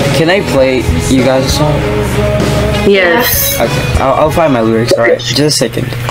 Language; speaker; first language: English; non-native, local second language; Filipino